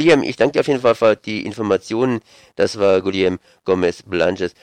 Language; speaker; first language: German; native; German